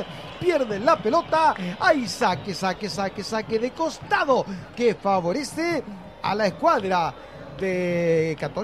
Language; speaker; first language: Spanish; native; Spanish